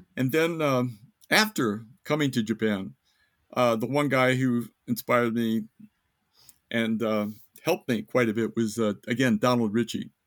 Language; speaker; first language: English; native; English